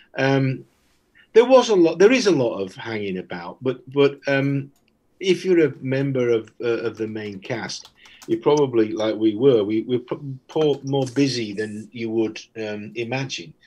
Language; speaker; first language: English; native; English